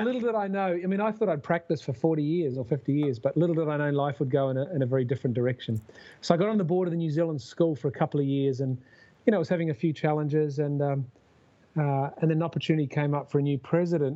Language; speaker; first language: English; native; English